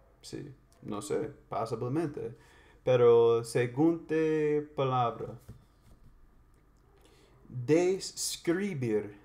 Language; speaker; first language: Spanish; non-native, learner; English